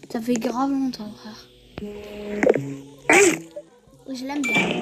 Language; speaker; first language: French; native; French